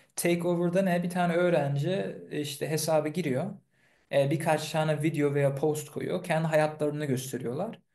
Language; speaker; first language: Turkish; early bilingual, heritage; Turkish